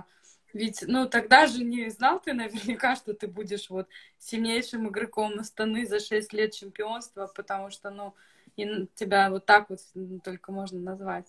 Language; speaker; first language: Russian; native; Russian